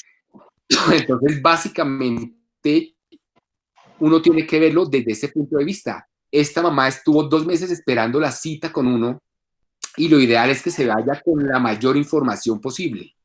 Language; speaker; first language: Spanish; native; Spanish